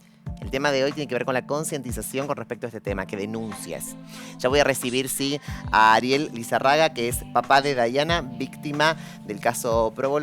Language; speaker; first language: Spanish; native; Spanish